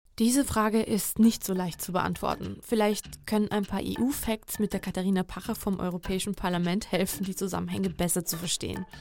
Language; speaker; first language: German; non-native, fluent; Georgian